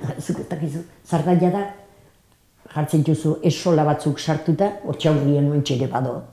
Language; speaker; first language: Basque; native; Basque